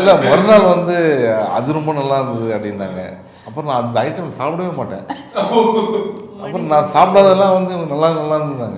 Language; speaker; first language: Tamil; native; Tamil